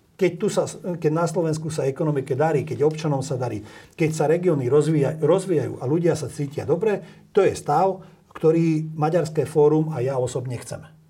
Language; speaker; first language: Slovak; non-native, local second language; Hungarian